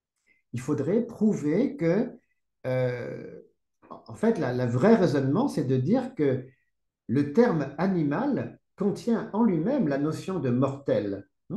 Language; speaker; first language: French; native; French